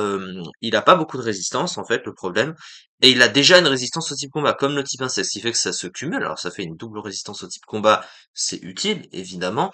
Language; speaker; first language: French; native; French